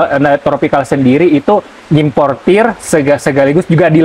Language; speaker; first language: Indonesian; native; Indonesian